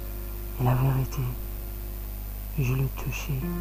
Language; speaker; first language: French; non-native, learner; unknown